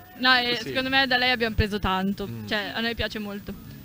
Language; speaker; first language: Italian; native; Italian